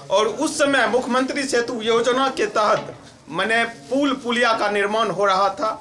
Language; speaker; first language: Hindi; native; Hindi